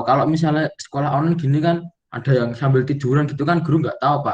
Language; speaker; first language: Indonesian; native; Indonesian